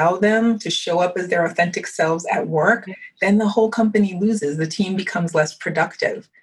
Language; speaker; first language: English; early bilingual, other home language; French